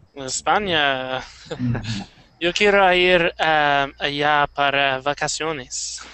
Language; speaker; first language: Spanish; non-native, learner; English